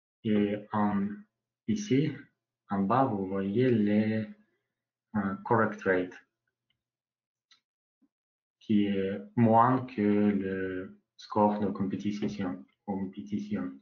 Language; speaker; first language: French; non-native, learner; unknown